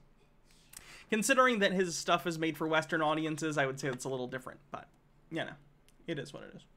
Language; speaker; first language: English; native; English